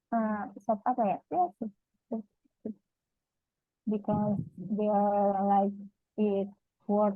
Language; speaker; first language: English; non-native, learner; Indonesian